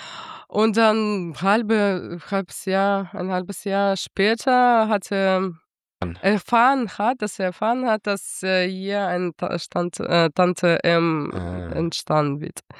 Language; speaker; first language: German; non-native, fluent; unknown